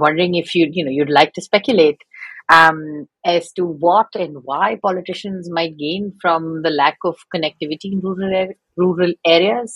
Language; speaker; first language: English; native; English